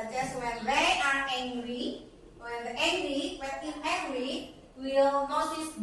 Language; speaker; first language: English; non-native, learner; Indonesian